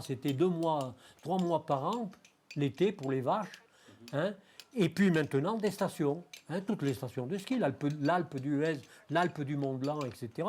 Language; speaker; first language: French; native; French